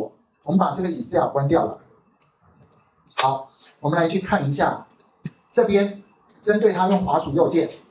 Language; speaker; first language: Chinese; native; Chinese